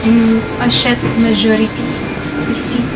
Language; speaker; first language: French; non-native, learner; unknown